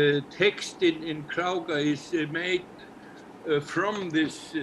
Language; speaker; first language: English; non-native, learner; Icelandic